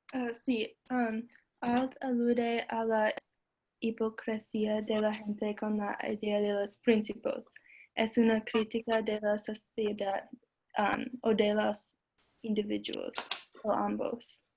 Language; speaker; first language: Spanish; non-native, learner; English